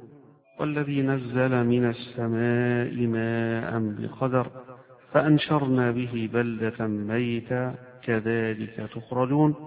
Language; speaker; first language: Arabic; native; Arabic